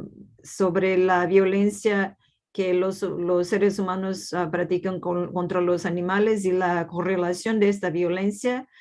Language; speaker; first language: Spanish; non-native, fluent; Portuguese